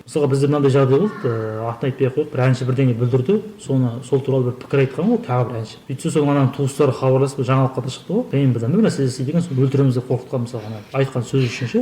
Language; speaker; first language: Kazakh; native; Kazakh